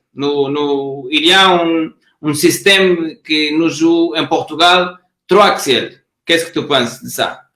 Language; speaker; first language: French; non-native, learner; Portuguese